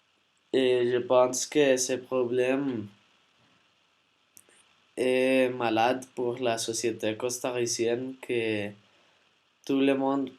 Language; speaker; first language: French; non-native, learner; Spanish